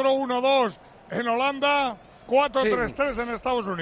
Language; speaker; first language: Spanish; native; Spanish